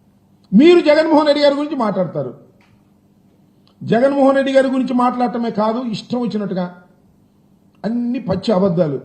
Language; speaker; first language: Telugu; native; Telugu